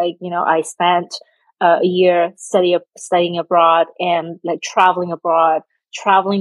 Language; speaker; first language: English; non-native, local second language; Cantonese